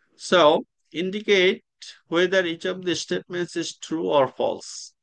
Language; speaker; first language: English; non-native, local second language; Bangla